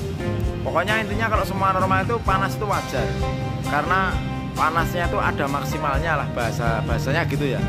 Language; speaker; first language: Indonesian; non-native, local second language; Javanese